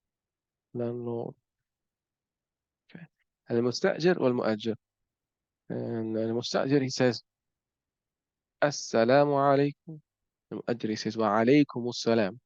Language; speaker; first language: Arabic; non-native, fluent; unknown